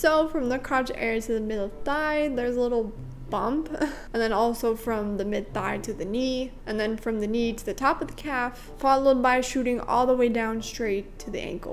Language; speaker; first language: English; native; English